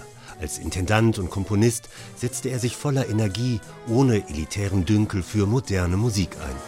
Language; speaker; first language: German; native; German